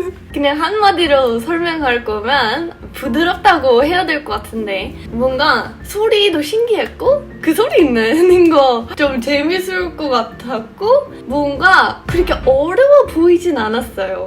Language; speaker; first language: Korean; non-native, fluent; English